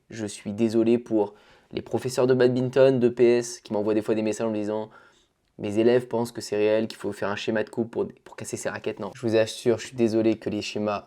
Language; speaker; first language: French; native; French